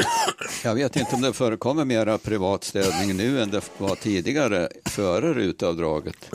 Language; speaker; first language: Swedish; native; Swedish